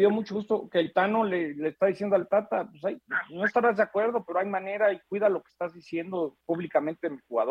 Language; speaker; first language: Spanish; native; Spanish